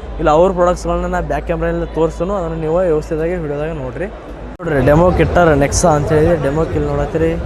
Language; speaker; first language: Kannada; native; Kannada